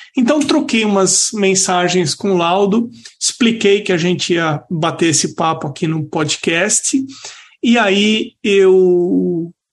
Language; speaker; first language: Portuguese; native; Portuguese